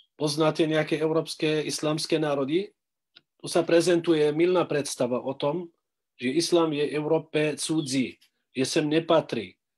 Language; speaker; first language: Slovak; non-native, fluent; Arabic